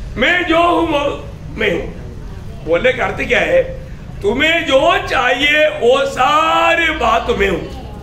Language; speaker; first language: Hindi; non-native, local second language; Malayalam